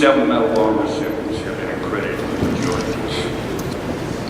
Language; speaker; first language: English; native; English